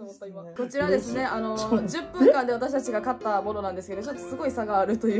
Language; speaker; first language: Japanese; native; Japanese